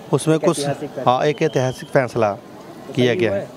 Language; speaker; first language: Hindi; native; Hindi